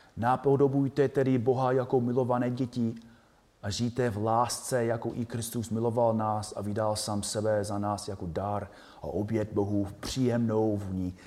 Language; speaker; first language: Czech; non-native, fluent; English